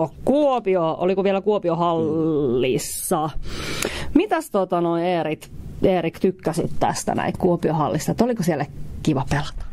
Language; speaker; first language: Finnish; native; Finnish